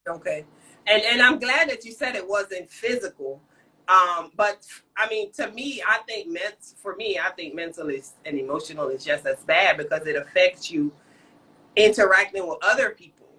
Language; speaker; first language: English; native; English